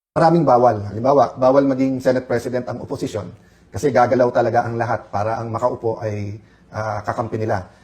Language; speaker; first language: Filipino; native; Filipino